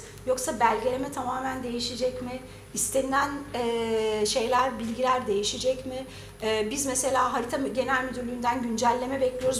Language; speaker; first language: Turkish; native; Turkish